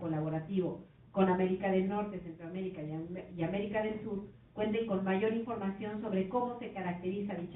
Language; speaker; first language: Spanish; native; Spanish